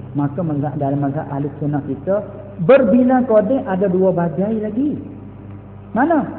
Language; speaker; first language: Malay; native; Malay